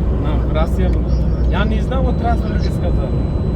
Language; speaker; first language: Russian; non-native, learner; Uzbek